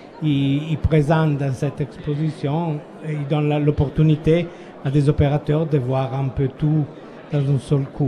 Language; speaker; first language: French; non-native, fluent; Italian